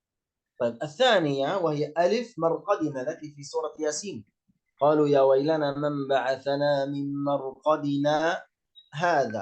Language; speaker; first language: Arabic; native; Arabic